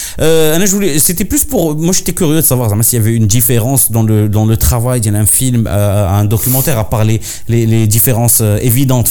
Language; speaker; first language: French; non-native, local second language; Arabic